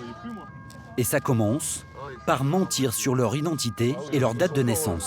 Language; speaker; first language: French; native; French